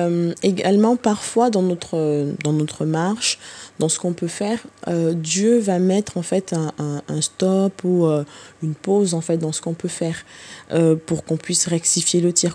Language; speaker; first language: French; native; French